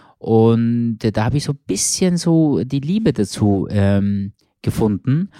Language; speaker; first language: German; early bilingual, other home language; Turkish